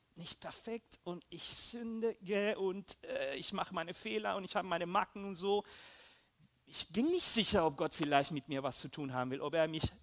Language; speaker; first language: German; early bilingual, heritage; Spanish